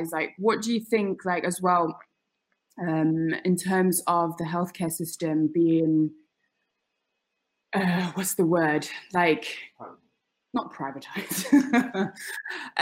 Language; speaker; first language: English; native; English